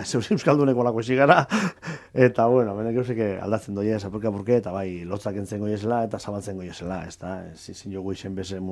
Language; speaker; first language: Basque; native; Basque